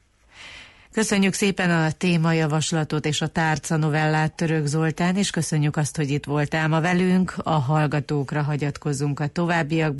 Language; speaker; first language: Hungarian; native; Hungarian